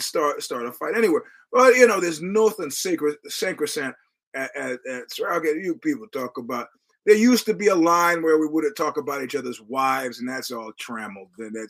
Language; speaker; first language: English; native; English